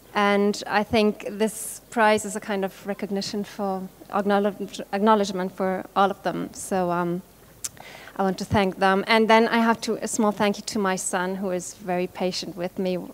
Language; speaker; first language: English; non-native, fluent; German